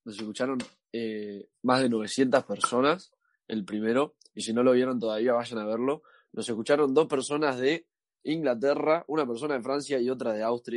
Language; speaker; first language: Spanish; native; Spanish